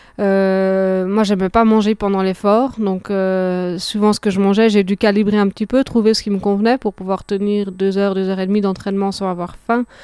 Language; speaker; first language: French; native; French